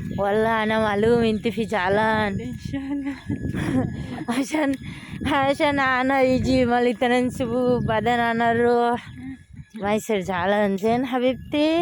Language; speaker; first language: Arabic; non-native, learner; Bangla